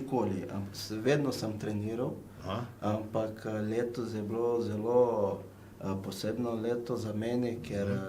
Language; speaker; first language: Slovenian; non-native, fluent; Portuguese